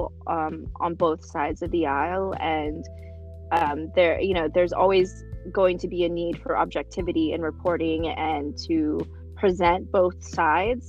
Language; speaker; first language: English; early bilingual, other home language; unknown